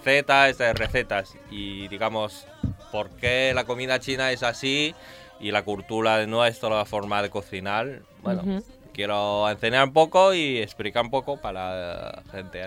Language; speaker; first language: Spanish; non-native, learner; Chinese